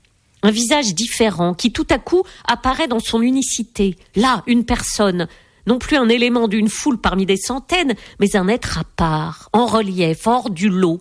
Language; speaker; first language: French; native; French